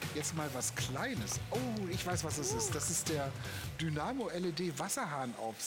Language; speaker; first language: German; native; German